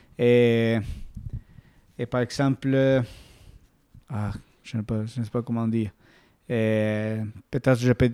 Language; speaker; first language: French; non-native, learner; Spanish